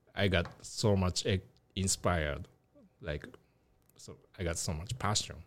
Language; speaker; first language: English; non-native, learner; Japanese